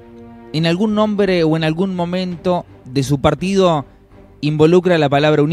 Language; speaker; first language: Spanish; native; Spanish